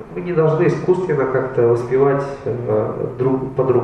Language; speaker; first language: Russian; native; Russian